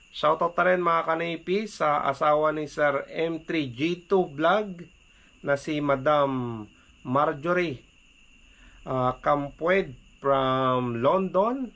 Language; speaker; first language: Filipino; native; Filipino